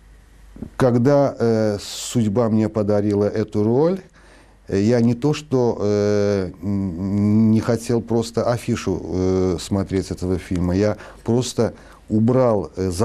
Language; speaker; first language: Russian; non-native, local second language; Azerbaijani